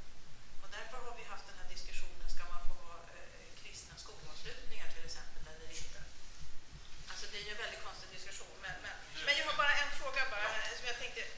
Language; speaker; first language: Swedish; native; Swedish